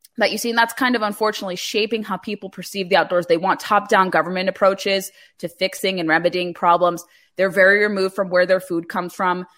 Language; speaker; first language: English; native; English